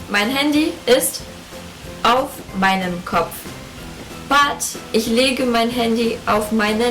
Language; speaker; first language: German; non-native, fluent; English